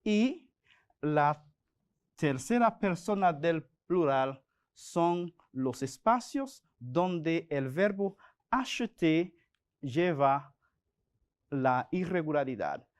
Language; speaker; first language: Spanish; non-native, fluent; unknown